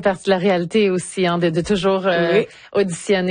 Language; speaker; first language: French; native; French